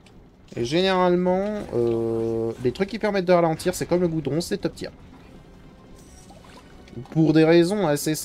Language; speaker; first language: French; native; French